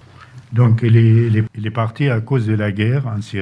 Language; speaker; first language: French; non-native, fluent; Arabic